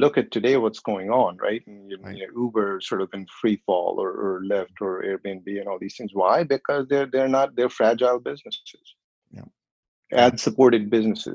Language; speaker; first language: English; non-native, local second language; Hindi